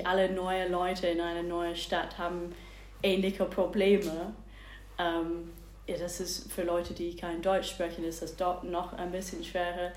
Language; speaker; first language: German; non-native, fluent; English